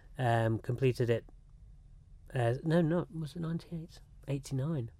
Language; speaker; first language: English; native; English